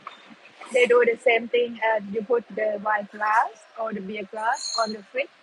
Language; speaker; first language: English; non-native, learner; Thai